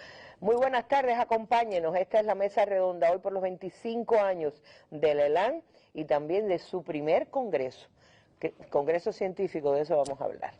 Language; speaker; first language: Spanish; native; Spanish